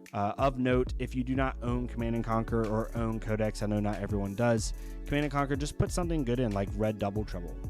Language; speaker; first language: English; native; English